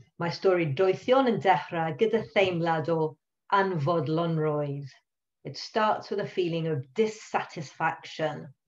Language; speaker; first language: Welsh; non-native, local second language; English